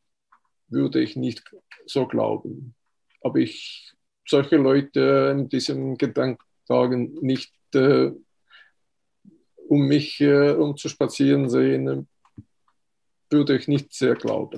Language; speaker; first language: German; non-native, fluent; Estonian